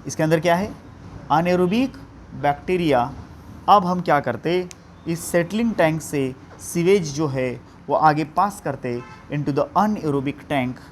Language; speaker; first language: Hindi; non-native, local second language; Marathi